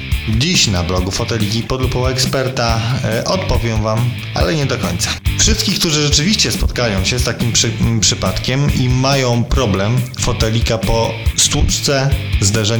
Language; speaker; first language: Polish; native; Polish